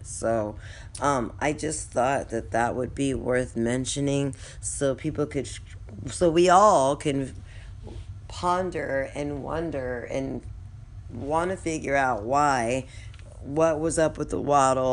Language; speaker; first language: English; native; English